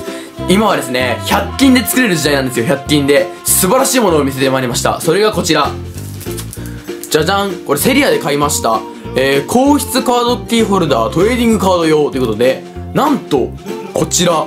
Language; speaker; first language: Japanese; native; Japanese